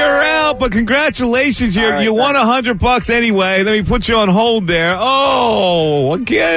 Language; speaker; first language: English; native; English